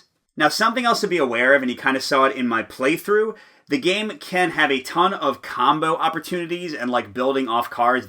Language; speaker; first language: English; native; English